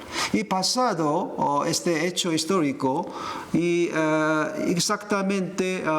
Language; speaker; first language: Spanish; non-native, fluent; Korean